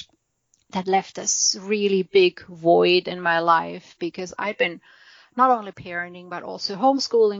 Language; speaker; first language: English; non-native, fluent; German